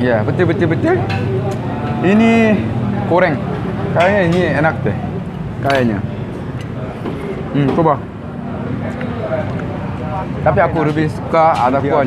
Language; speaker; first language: Indonesian; non-native, fluent; Korean